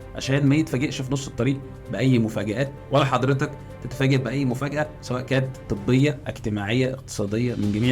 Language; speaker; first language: Arabic; native; Arabic